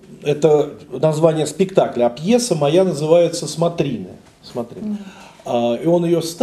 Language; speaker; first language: Russian; native; Russian